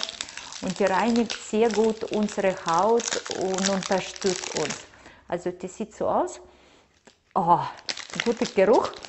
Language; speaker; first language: German; non-native, fluent; Russian